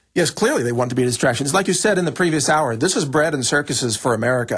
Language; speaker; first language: English; native; English